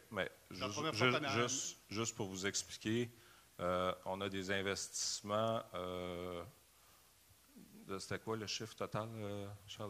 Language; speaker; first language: French; native; French